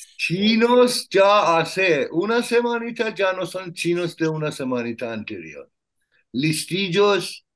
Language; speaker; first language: Spanish; non-native, learner; Persian